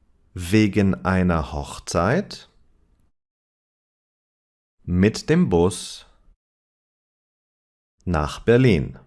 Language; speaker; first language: German; non-native, fluent; English